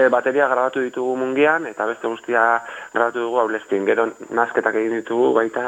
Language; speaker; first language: Basque; native; Basque